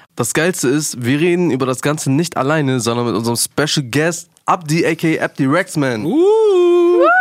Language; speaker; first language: German; early bilingual, other home language; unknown